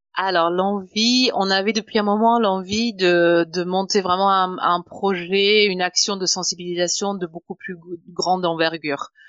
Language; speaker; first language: French; non-native, fluent; German